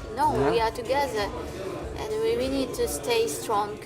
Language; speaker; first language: English; non-native, learner; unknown